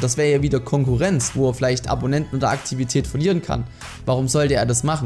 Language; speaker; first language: German; native; German